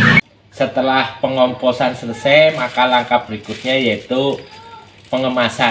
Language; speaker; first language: Indonesian; non-native, local second language; Javanese